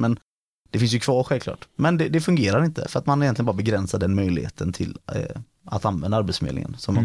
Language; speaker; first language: Swedish; native; Swedish